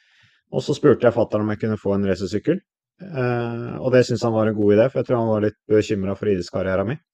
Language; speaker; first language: Norwegian; native; Norwegian